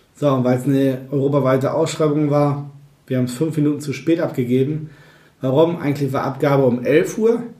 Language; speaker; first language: German; native; German